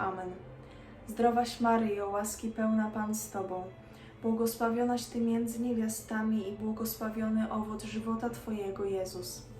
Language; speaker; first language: Polish; native; Polish